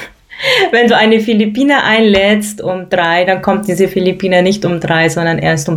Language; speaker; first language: German; early bilingual, other home language; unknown